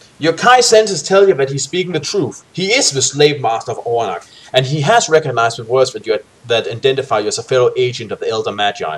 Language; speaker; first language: English; native; English